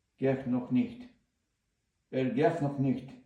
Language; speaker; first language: German; non-native, learner; Ukrainian